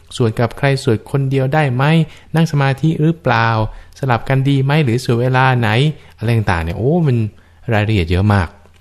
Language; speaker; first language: Thai; native; Thai